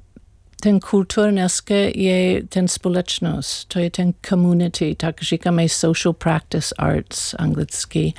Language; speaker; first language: Czech; non-native, learner; English